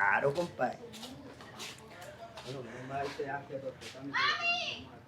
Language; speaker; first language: Spanish; native; Spanish